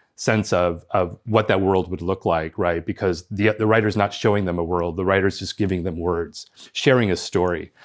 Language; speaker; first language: English; early bilingual, other home language; Spanish